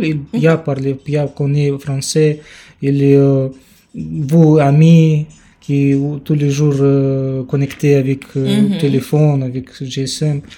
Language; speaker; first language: French; non-native, learner; Romanian